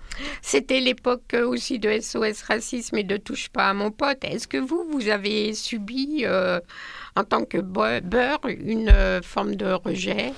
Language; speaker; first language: French; native; French